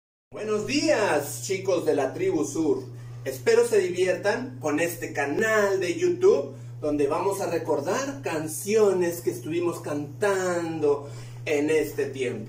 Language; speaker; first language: Spanish; native; Spanish